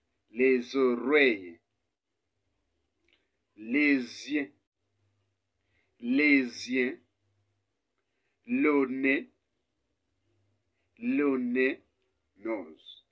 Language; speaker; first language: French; non-native, fluent; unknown